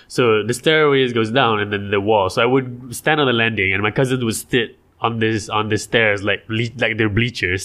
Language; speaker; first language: English; non-native, local second language; Malay